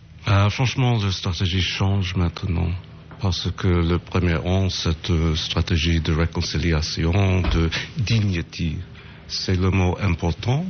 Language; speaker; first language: French; non-native, fluent; English